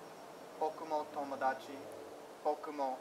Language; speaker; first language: Japanese; non-native, learner; English